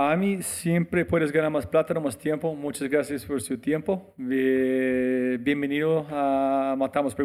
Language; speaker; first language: Spanish; non-native, fluent; English